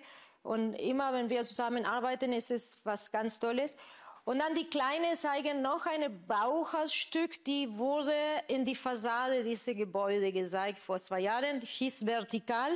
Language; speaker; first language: German; non-native, fluent; Spanish